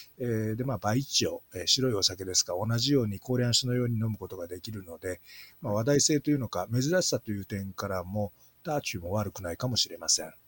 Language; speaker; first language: Japanese; native; Japanese